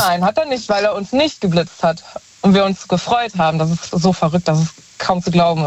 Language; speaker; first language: German; native; German